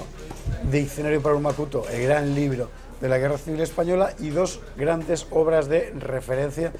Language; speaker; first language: Spanish; native; Spanish